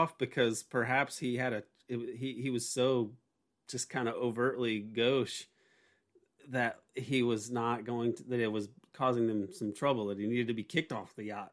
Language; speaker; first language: English; native; English